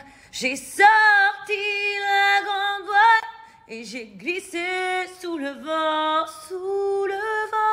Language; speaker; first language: French; native; French